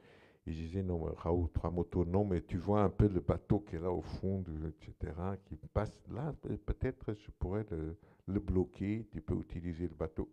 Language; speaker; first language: French; non-native, fluent; Portuguese